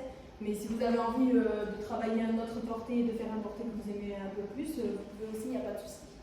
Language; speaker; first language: French; native; French